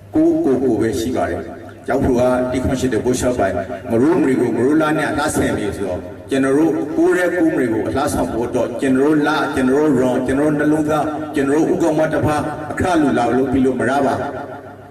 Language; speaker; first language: Burmese; native; Burmese